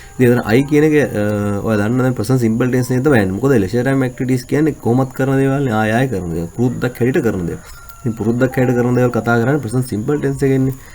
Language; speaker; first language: Sinhala; native; Sinhala